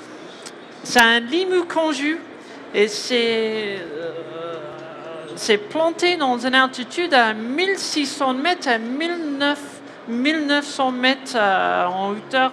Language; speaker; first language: French; non-native, learner; English